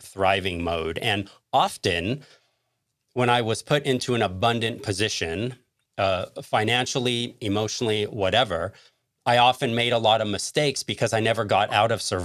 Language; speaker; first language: English; native; English